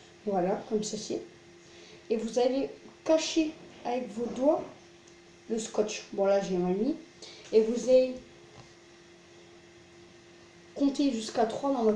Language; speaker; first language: French; native; French